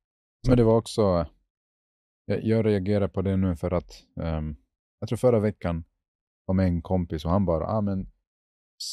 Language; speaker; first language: Swedish; non-native, fluent; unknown